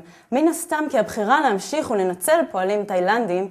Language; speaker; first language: Hebrew; native; Hebrew